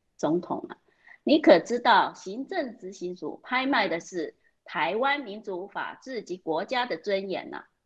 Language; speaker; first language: Chinese; native; Chinese